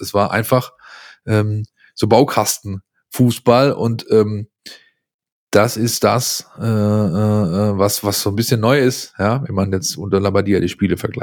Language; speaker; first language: German; native; German